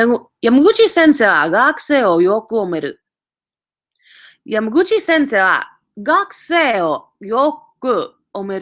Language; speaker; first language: Japanese; non-native, fluent; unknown